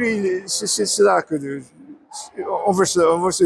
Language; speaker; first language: French; non-native, learner; English